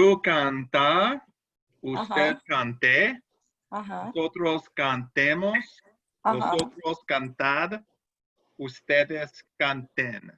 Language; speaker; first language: Spanish; non-native, learner; English